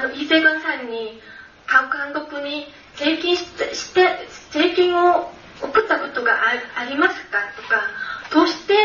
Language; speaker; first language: Japanese; non-native, fluent; Korean